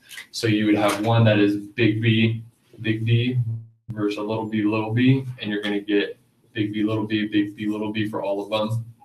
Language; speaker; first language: English; native; English